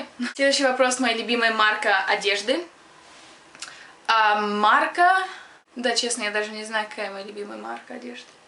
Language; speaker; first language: Russian; early bilingual, other home language; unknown